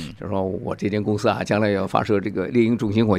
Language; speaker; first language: Chinese; native; Chinese